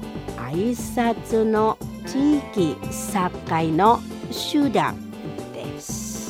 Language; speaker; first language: Japanese; non-native, fluent; Indonesian